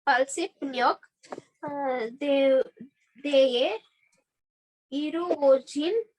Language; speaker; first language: Korean; non-native, learner; Hindi